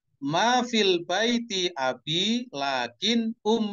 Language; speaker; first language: Arabic; non-native, fluent; Indonesian